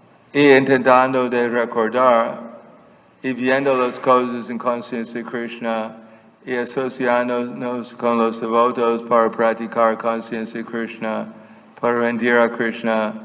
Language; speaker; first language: Spanish; non-native, fluent; English